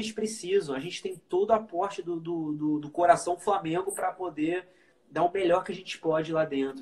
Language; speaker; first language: Portuguese; native; Portuguese